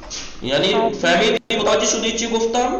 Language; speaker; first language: Persian; non-native, fluent; Urdu